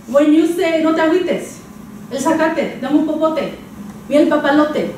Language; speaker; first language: English; native; English